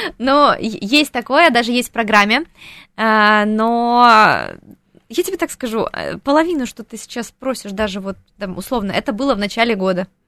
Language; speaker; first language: Russian; non-native, local second language; Ukrainian